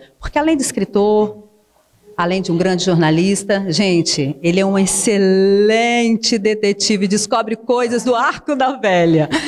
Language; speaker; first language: Portuguese; native; Portuguese